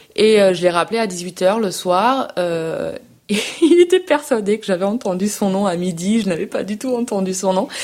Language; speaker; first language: French; native; French